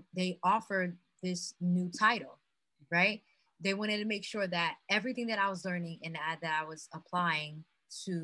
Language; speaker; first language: English; non-native, fluent; Haitian Creole